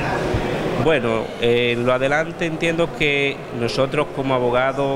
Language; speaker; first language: Spanish; native; Spanish